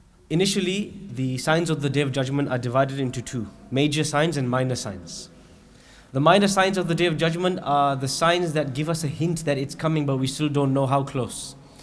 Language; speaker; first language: English; native; English